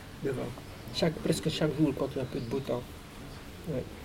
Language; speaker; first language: French; non-native, learner; Dutch